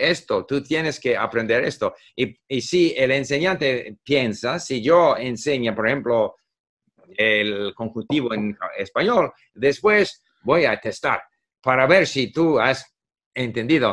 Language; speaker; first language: Spanish; non-native, fluent; English